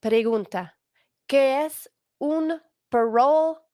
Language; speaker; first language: Spanish; non-native, fluent; English